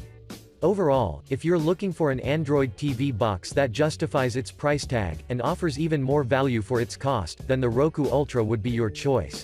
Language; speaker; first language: English; non-native, fluent; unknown